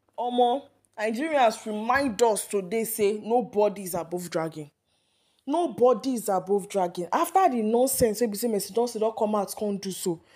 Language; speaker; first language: Nigerian Pidgin; native; Nigerian Pidgin